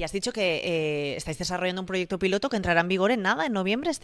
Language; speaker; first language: Spanish; native; Spanish